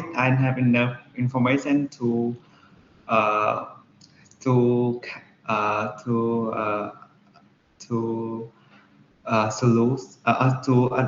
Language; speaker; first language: English; non-native, learner; Vietnamese